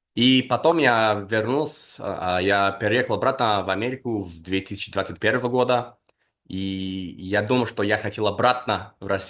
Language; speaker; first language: Russian; non-native, fluent; English